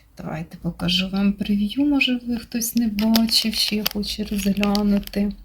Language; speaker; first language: Ukrainian; non-native, local second language; Russian